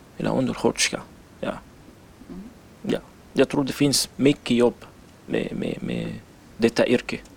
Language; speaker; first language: Swedish; non-native, learner; Arabic